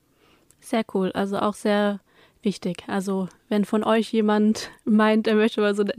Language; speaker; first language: German; native; German